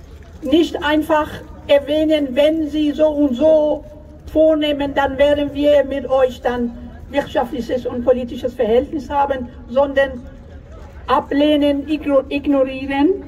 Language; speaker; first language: German; non-native, fluent; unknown